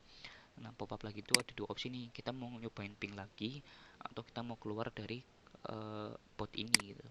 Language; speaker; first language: Indonesian; native; Indonesian